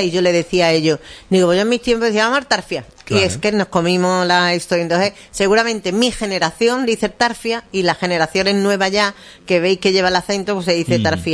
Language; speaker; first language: Spanish; native; Spanish